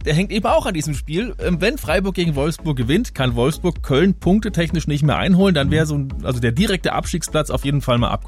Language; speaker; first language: German; native; German